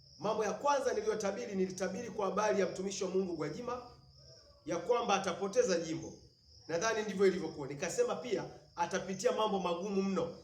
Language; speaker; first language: Swahili; native; Swahili